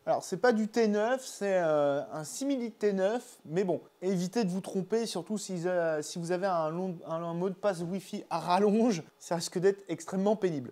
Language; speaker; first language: French; native; French